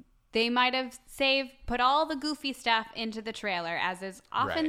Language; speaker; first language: English; native; English